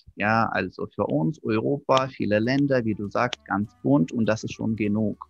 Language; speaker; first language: German; non-native, fluent; Russian